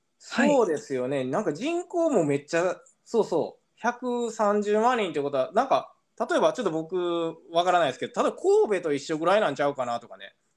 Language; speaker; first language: Japanese; native; Japanese